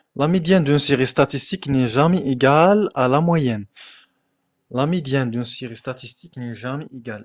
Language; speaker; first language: French; non-native, local second language; Arabic